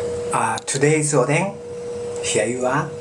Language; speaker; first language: English; non-native, learner; Japanese